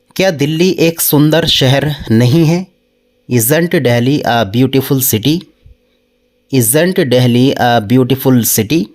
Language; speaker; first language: Hindi; native; Hindi